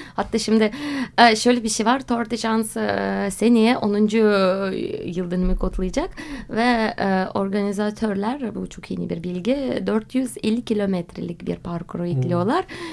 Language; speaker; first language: Turkish; non-native, fluent; Russian